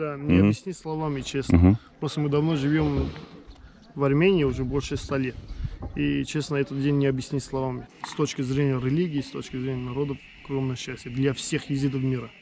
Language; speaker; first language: Russian; non-native, local second language; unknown